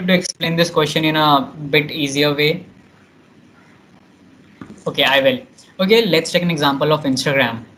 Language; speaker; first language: English; non-native, local second language; Hindi